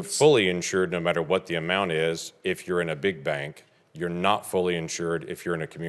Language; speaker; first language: English; native; English